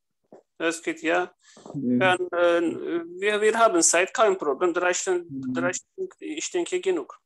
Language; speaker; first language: German; non-native, learner; Turkish